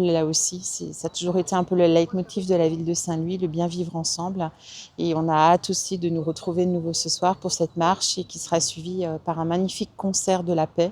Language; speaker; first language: French; native; French